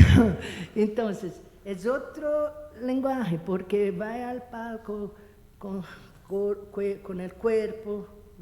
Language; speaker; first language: Spanish; non-native, fluent; Portuguese